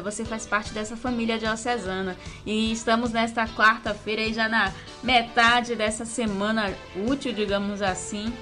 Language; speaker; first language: Portuguese; native; Portuguese